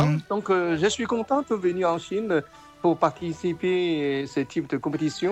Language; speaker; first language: French; non-native, fluent; Chinese